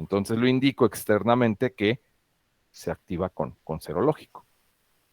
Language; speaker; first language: Spanish; native; Spanish